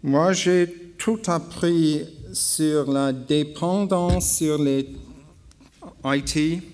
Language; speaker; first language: French; non-native, learner; English